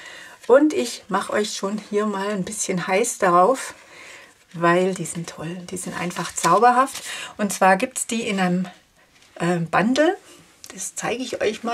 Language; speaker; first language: German; native; German